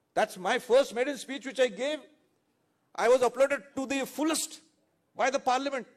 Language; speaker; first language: English; non-native, local second language; Marathi